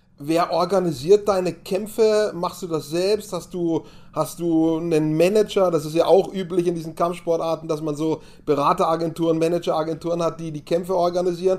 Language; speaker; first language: German; native; German